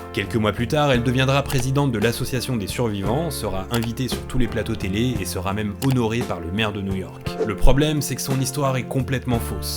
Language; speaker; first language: French; native; French